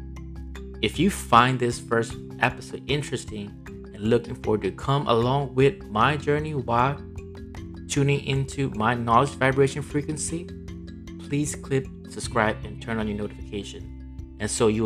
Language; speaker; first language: English; non-native, fluent; Burmese